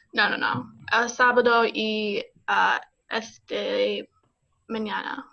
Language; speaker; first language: Spanish; non-native, learner; English